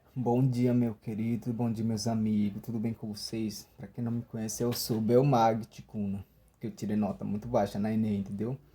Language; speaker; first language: Portuguese; non-native, local second language; Ticuna